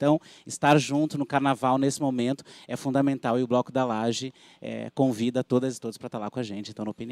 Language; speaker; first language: Portuguese; native; Portuguese